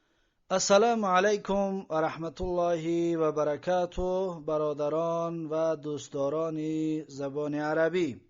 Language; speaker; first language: Persian; native; Persian